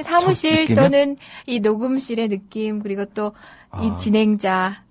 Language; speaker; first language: Korean; native; Korean